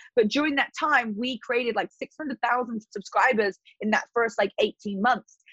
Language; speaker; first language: English; native; English